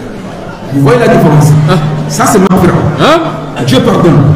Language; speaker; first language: French; non-native, local second language; Soninke